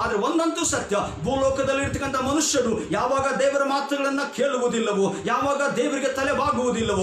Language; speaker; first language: Kannada; native; Kannada